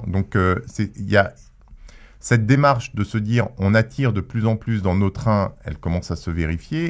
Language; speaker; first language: French; native; French